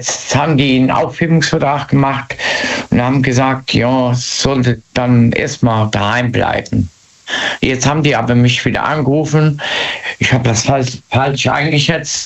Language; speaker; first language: German; native; German